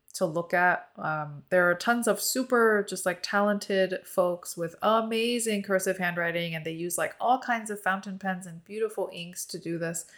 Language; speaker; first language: English; early bilingual, other home language; Korean